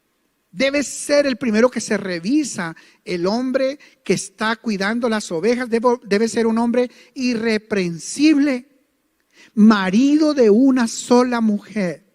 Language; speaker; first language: Spanish; native; Spanish